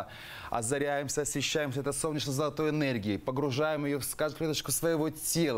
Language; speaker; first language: Russian; native; Russian